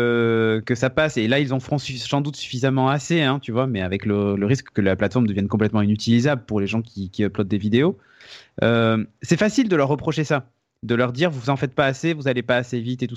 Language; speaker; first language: French; native; French